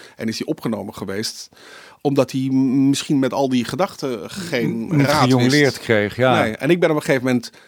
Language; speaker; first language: Dutch; native; Dutch